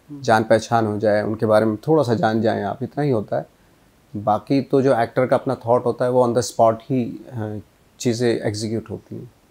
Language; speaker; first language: Hindi; native; Hindi